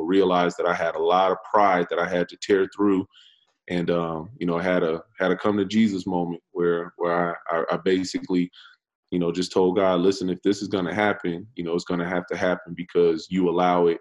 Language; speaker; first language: English; native; English